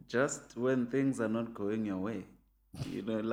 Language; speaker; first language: English; non-native, local second language; Venda